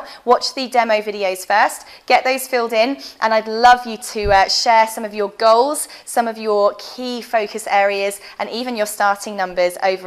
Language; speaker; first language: English; native; English